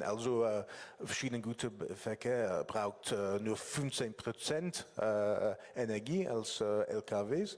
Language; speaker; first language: German; non-native, learner; English